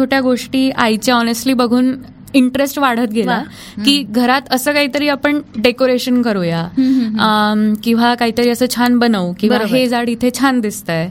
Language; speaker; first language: Marathi; native; Marathi